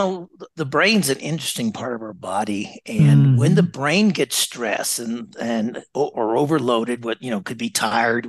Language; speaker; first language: English; native; English